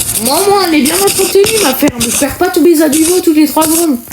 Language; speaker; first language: French; native; French